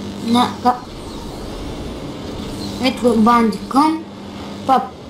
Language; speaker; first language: Bulgarian; native; Bulgarian